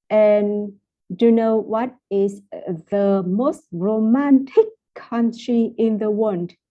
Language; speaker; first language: English; non-native, fluent; Vietnamese